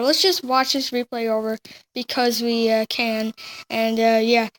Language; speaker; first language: English; native; English